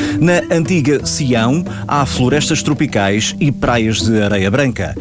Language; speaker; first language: Portuguese; native; Portuguese